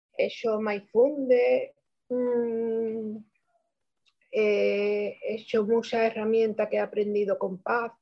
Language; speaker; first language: Spanish; native; Spanish